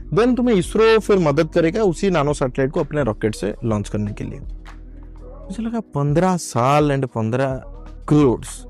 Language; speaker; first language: Hindi; non-native, local second language; Odia